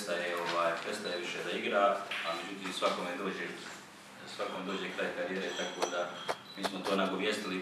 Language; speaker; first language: Croatian; native; Croatian